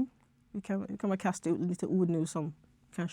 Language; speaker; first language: Swedish; non-native, fluent; English